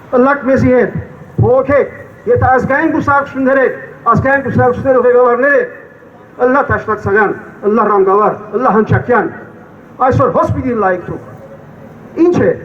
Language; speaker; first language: Armenian; early bilingual, heritage; Armenian